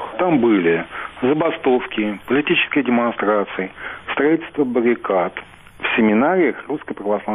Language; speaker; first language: Russian; native; Russian